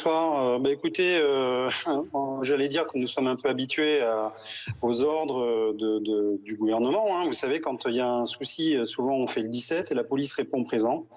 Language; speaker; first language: French; native; French